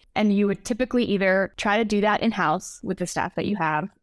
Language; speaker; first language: English; native; English